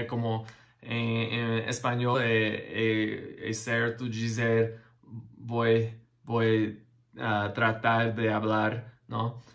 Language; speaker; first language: Portuguese; non-native, fluent; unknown